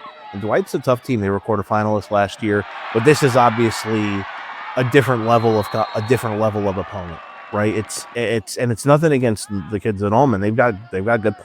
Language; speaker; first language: English; native; English